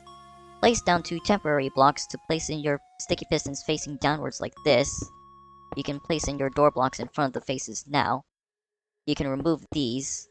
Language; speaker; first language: English; native; English